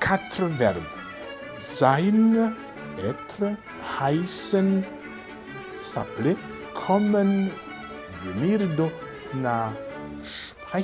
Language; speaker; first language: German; non-native, fluent; Rundi